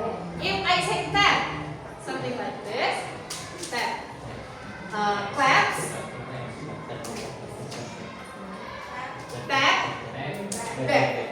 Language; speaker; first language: English; non-native, learner; Indonesian